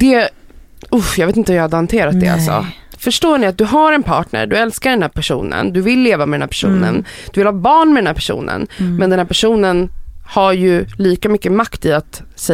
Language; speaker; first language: Swedish; native; Swedish